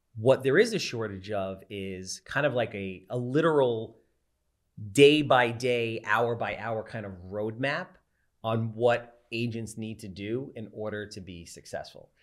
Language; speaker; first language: English; native; English